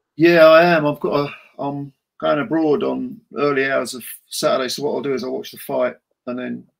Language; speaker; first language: English; native; English